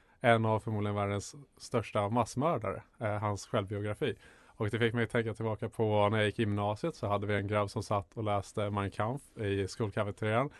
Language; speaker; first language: Swedish; native; Swedish